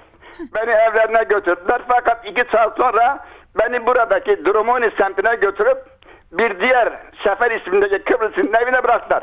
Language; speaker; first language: Turkish; non-native, local second language; Kurdish